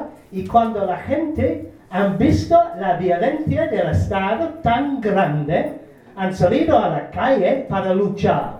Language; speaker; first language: Spanish; non-native, learner; Turkish